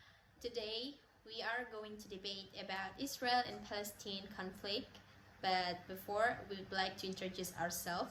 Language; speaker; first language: English; non-native, learner; Indonesian